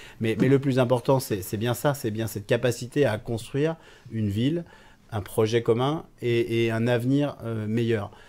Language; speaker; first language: French; native; French